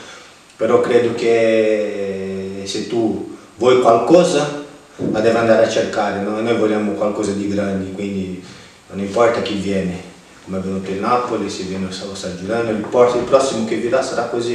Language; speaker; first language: Italian; non-native, fluent; Portuguese